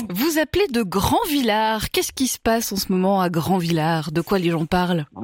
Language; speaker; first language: French; native; French